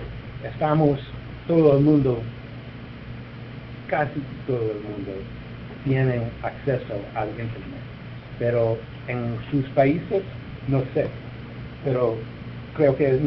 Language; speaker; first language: Spanish; non-native, learner; English